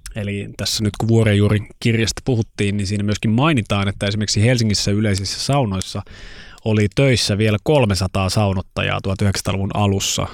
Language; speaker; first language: Finnish; native; Finnish